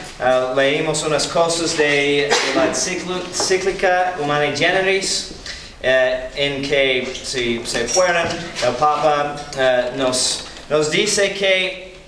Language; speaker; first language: Spanish; non-native, fluent; English